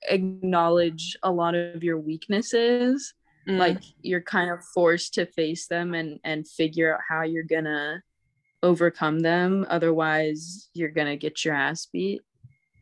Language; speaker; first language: English; native; English